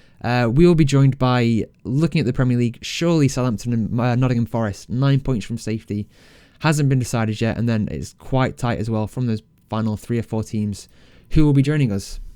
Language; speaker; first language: English; native; English